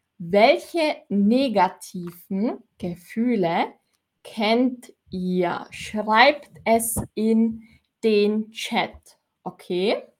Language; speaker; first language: German; native; German